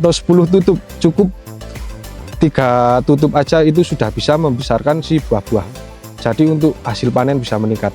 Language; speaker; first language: Indonesian; non-native, local second language; Javanese